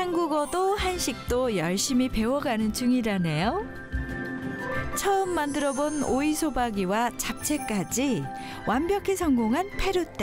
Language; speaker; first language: Korean; native; Korean